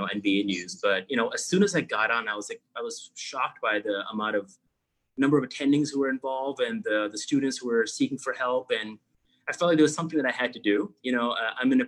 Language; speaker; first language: English; non-native, local second language; Urdu